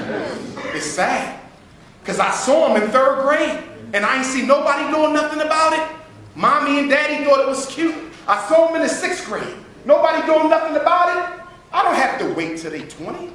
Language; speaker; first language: English; native; English